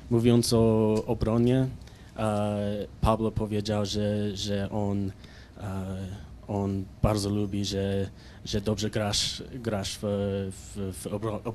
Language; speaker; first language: Polish; non-native, learner; English